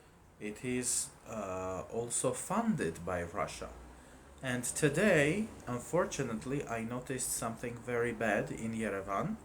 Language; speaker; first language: English; non-native, fluent; Armenian